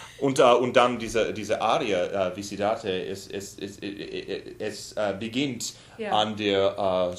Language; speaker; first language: German; non-native, learner; English